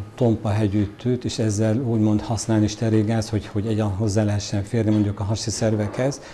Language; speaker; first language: Hungarian; non-native, fluent; Arabic